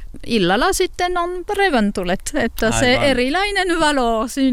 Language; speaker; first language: Finnish; non-native, learner; French